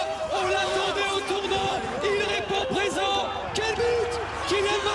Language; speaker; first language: French; native; French